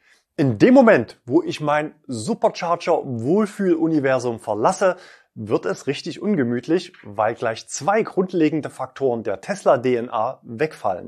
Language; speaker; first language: German; native; German